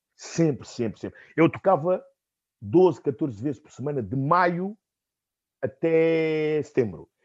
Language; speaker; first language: Portuguese; non-native, local second language; Upper Guinea Crioulo